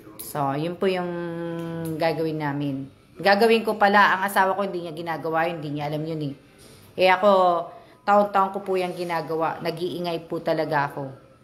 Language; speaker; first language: Filipino; native; Filipino